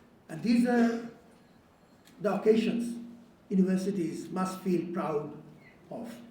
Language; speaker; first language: English; non-native, local second language; Bangla